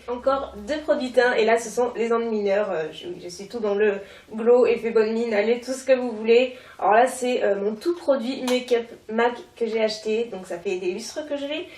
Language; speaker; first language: French; native; French